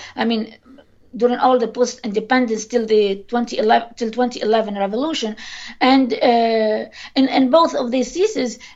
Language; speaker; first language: English; non-native, fluent; Arabic